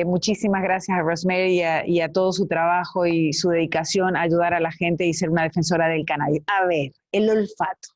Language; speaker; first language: Spanish; native; Spanish